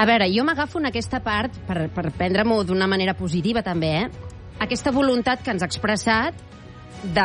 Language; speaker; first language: Catalan; native; Catalan